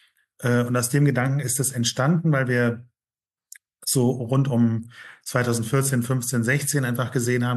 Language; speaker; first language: German; native; German